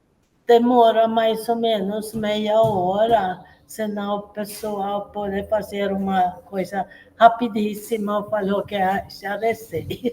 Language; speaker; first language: Portuguese; non-native, fluent; Swedish